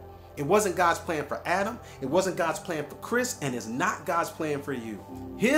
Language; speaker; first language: English; native; English